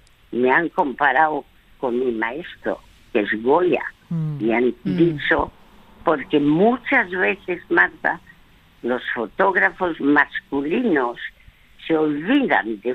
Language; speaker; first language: Spanish; early bilingual, other home language; French